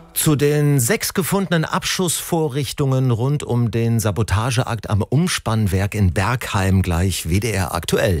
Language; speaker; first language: German; native; German